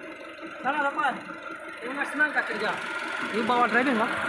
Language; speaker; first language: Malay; non-native, learner; Bangla